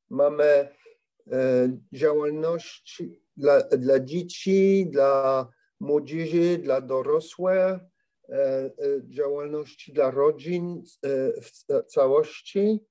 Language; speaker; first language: Polish; non-native, learner; French